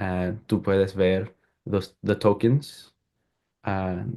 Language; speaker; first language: Spanish; non-native, learner; English